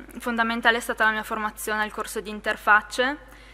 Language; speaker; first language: Italian; native; Italian